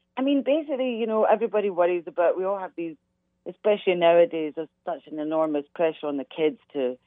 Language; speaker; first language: English; native; English